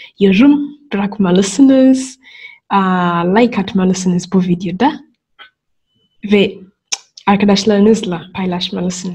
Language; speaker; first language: Turkish; non-native, learner; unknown